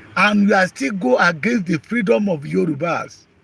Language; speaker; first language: English; non-native, local second language; Yoruba